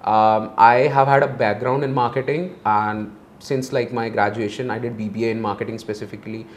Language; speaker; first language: English; non-native, local second language; Hindi